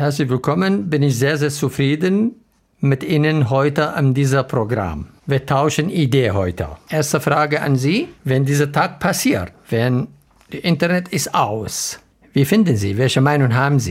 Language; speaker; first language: German; non-native, learner; Arabic